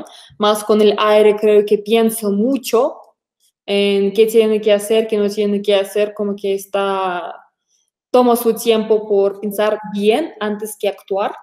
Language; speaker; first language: Spanish; non-native, fluent; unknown